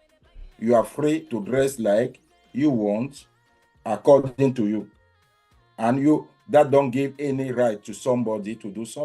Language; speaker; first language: English; non-native, learner; French